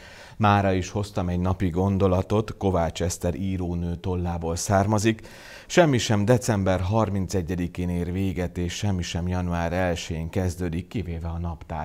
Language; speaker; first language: Hungarian; native; Hungarian